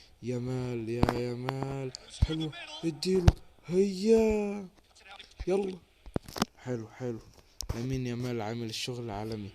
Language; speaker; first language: Arabic; native; Arabic